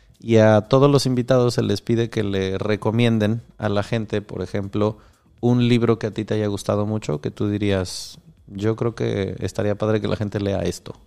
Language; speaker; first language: Spanish; native; Spanish